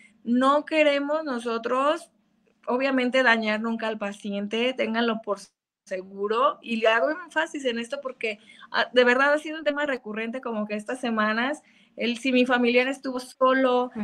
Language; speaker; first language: Spanish; native; Spanish